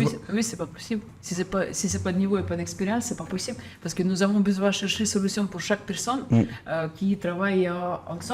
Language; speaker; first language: French; non-native, learner; Ukrainian